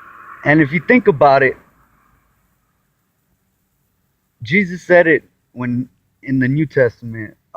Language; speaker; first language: English; native; English